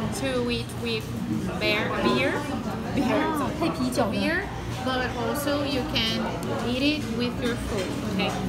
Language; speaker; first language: English; non-native, learner; Portuguese